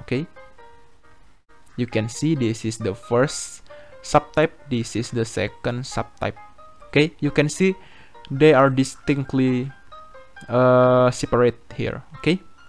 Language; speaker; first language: English; non-native, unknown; Indonesian